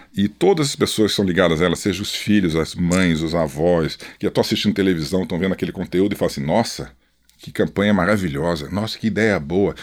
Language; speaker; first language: Portuguese; native; Portuguese